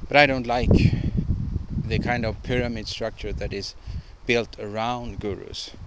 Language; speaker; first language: English; non-native, fluent; Swedish